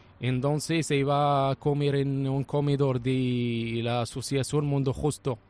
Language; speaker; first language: Spanish; non-native, fluent; Arabic